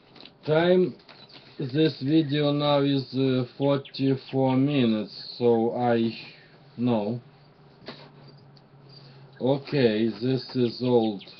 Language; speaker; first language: English; non-native, learner; Russian